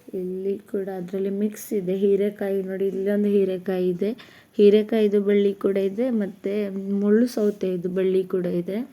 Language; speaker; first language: Kannada; non-native, local second language; Tulu